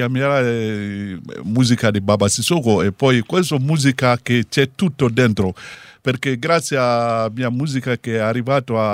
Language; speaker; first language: Italian; non-native, learner; Bambara